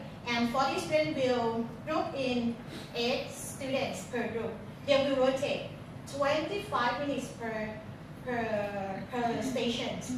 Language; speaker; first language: English; non-native, fluent; Thai